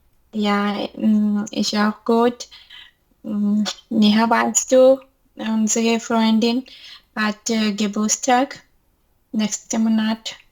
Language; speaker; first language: German; non-native, learner; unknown